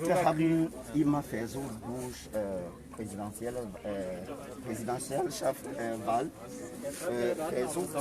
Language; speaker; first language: German; non-native, learner; French